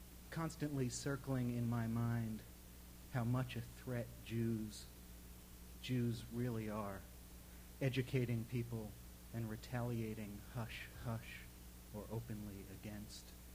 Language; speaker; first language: English; native; English